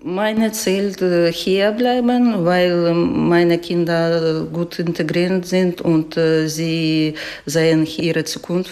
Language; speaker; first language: German; non-native, learner; Ukrainian